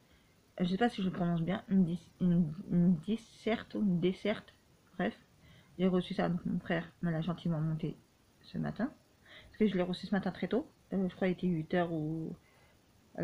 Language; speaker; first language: French; native; French